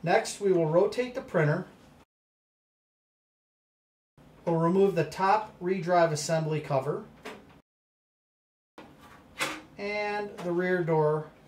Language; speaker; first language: English; native; English